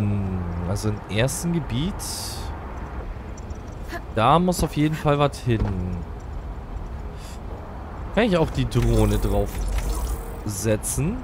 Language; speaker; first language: German; native; German